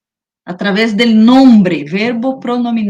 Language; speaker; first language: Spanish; non-native, learner; Portuguese